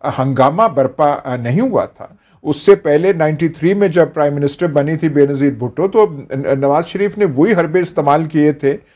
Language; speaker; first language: Urdu; native; Urdu